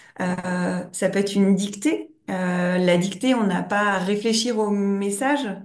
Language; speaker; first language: French; native; French